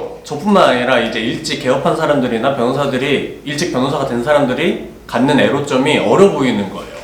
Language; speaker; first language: Korean; native; Korean